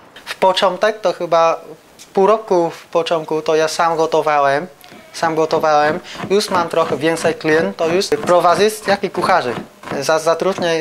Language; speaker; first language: Polish; non-native, learner; Vietnamese